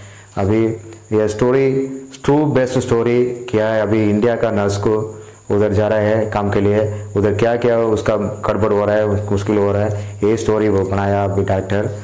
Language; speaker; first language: Hindi; non-native, local second language; Tamil